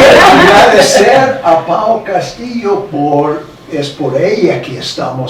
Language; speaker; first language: Spanish; non-native, fluent; English